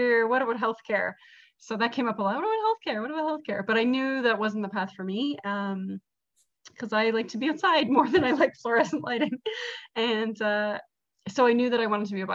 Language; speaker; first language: English; native; English